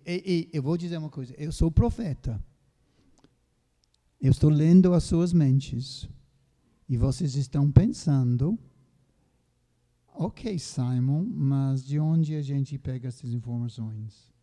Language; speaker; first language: Portuguese; non-native, fluent; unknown